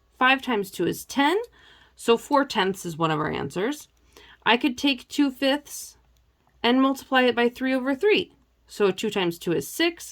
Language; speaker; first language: English; native; English